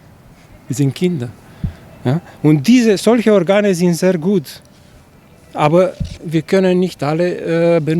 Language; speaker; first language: German; non-native, fluent; Chinese